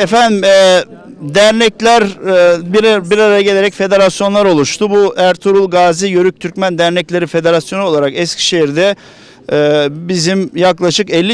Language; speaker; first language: Turkish; native; Turkish